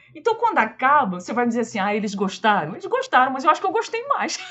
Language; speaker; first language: Portuguese; native; Portuguese